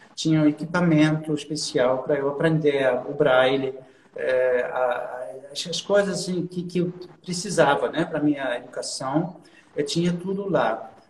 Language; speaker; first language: Portuguese; non-native, fluent; German